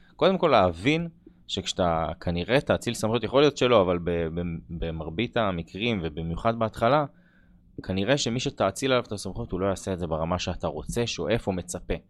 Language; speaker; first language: Hebrew; native; Hebrew